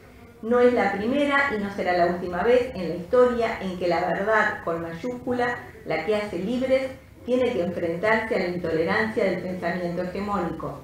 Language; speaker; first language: Spanish; native; Spanish